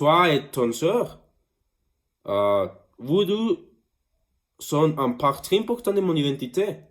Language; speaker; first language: French; non-native, learner; Spanish